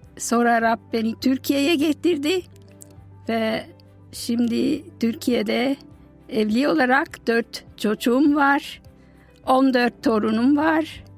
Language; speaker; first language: Turkish; non-native, fluent; German